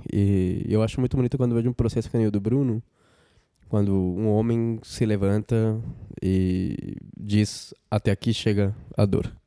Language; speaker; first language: Portuguese; non-native, fluent; Spanish